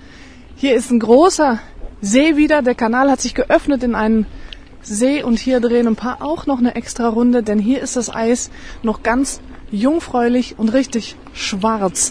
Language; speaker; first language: German; native; German